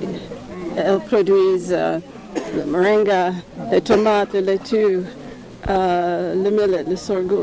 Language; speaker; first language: French; non-native, learner; English